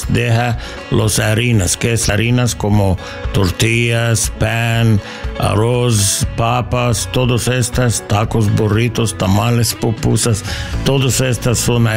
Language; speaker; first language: Spanish; non-native, learner; English